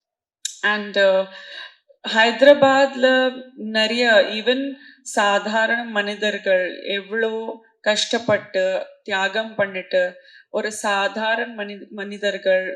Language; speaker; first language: Tamil; non-native, local second language; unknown